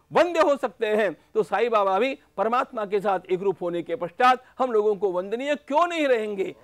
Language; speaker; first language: Hindi; non-native, local second language; Marathi